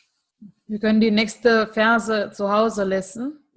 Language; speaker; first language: German; non-native, fluent; Indonesian